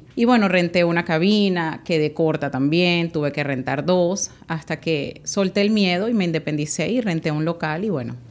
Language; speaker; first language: Spanish; native; Spanish